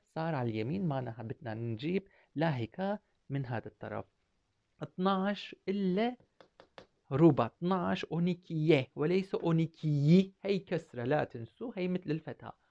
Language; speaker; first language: Arabic; non-native, fluent; Turkish